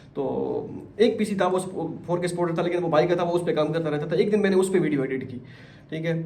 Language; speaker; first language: Urdu; non-native, local second language; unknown